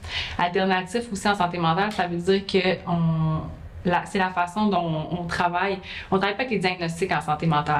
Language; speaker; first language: French; native; French